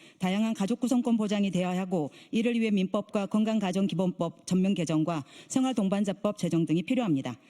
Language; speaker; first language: Korean; native; Korean